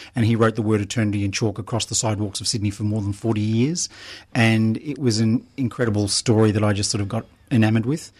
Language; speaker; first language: English; native; English